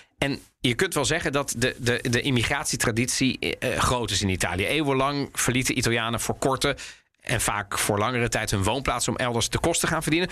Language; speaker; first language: Dutch; early bilingual, other home language; Italian